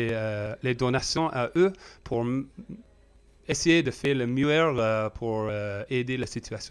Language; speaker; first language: French; non-native, learner; English